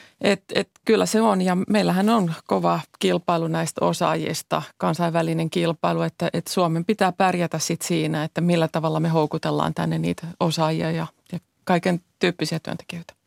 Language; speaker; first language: Finnish; native; Finnish